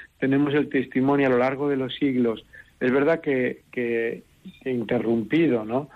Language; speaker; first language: Spanish; native; Spanish